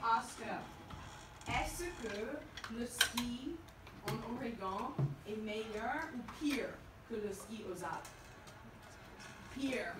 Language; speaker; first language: French; non-native, fluent; English